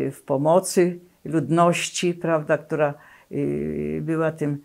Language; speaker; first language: Polish; native; Polish